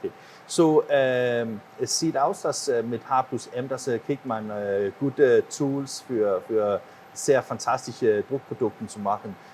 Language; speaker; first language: German; non-native, learner; English